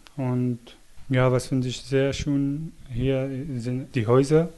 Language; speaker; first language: German; non-native, fluent; Arabic